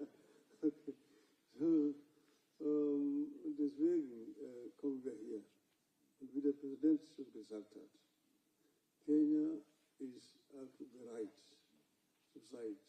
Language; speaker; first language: German; non-native, fluent; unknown